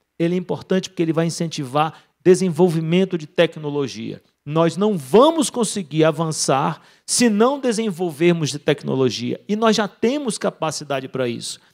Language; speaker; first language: Portuguese; native; Portuguese